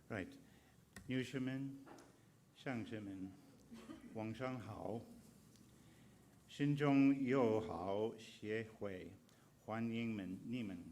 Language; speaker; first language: Chinese; non-native, learner; English